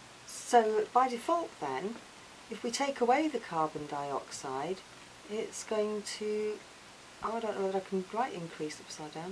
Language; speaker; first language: English; native; English